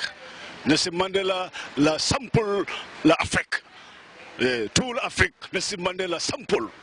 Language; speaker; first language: French; non-native, learner; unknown